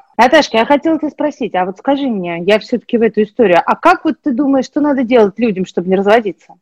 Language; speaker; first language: Russian; native; Russian